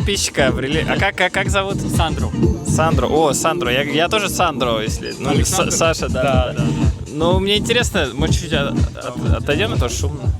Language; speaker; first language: Russian; native; Russian